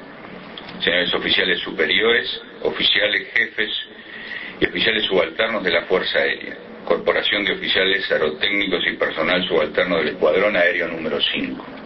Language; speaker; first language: Spanish; native; Spanish